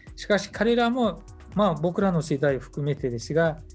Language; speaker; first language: Japanese; non-native, fluent; Mongolian